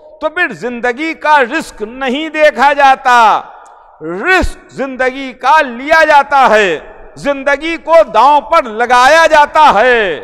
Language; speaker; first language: Urdu; native; Urdu